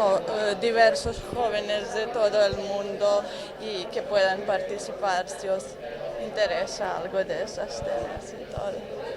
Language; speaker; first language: Spanish; non-native, fluent; Serbian